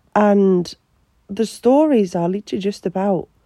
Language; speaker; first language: English; non-native, fluent; Finnish